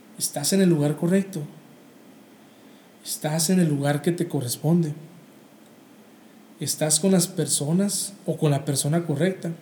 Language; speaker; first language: Spanish; native; Spanish